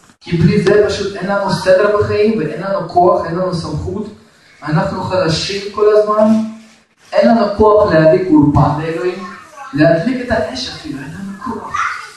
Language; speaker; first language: Hebrew; non-native, fluent; Russian